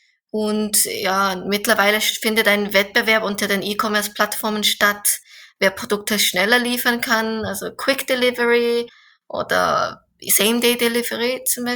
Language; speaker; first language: German; non-native, fluent; Korean